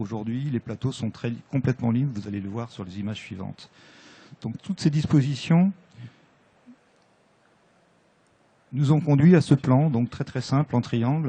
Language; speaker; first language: French; native; French